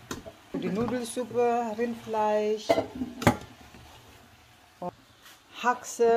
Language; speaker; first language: German; non-native, learner; Filipino